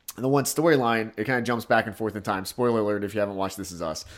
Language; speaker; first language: English; native; English